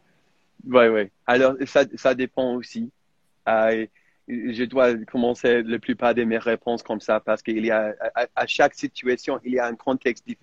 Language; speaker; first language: French; non-native, fluent; English